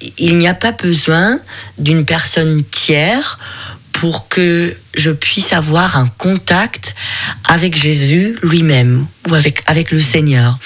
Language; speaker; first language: French; non-native, fluent; German